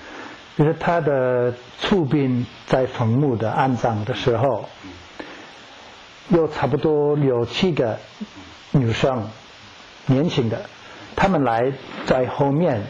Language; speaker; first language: Chinese; non-native, fluent; English